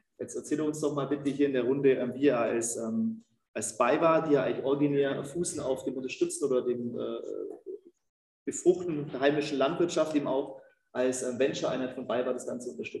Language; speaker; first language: German; native; German